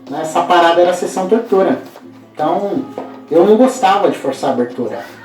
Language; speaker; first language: Portuguese; native; Portuguese